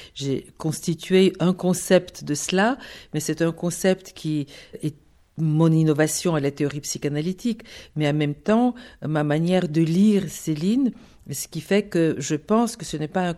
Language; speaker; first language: French; non-native, fluent; Bulgarian